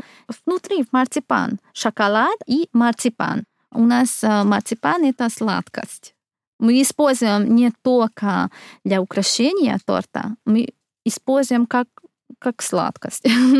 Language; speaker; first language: Russian; non-native, fluent; Hungarian